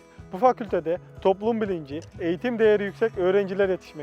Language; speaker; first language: Turkish; native; Turkish